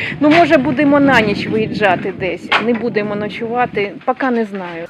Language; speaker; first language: Ukrainian; non-native, local second language; Russian